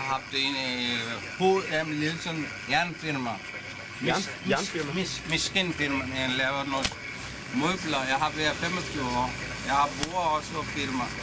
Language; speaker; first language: Danish; non-native, learner; Bangla